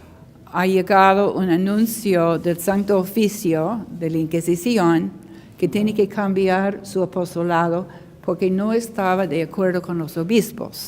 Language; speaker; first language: Spanish; non-native, learner; English